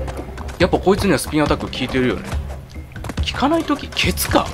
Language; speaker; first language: Japanese; native; Japanese